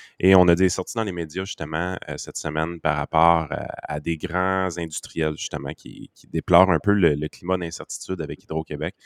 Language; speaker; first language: French; native; French